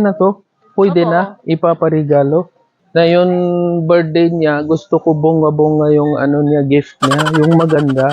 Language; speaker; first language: Filipino; non-native, learner; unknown